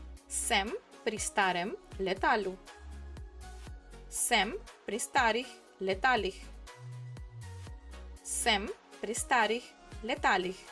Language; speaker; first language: Slovenian; non-native, fluent; Spanish